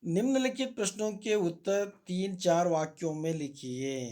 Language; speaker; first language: Hindi; non-native, local second language; Kannada